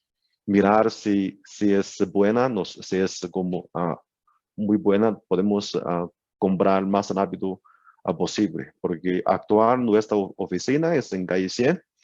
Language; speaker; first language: Spanish; non-native, learner; Chinese